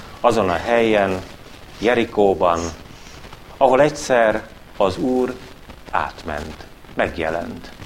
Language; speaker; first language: Hungarian; native; Hungarian